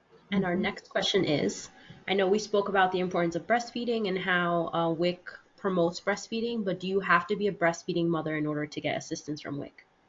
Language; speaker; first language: English; early bilingual, other home language; Spanish